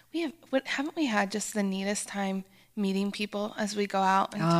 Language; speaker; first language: English; native; English